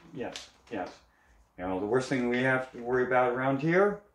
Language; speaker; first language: English; native; English